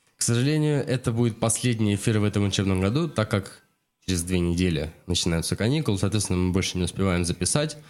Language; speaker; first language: Russian; native; Russian